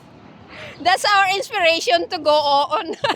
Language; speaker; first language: English; non-native, local second language; Filipino